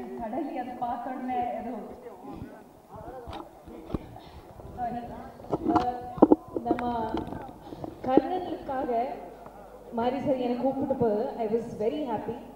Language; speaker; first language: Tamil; non-native, learner; Malayalam